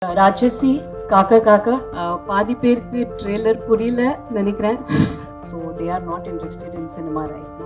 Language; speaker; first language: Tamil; non-native, fluent; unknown